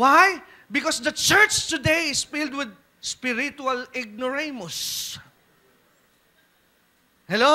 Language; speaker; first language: English; non-native, local second language; Filipino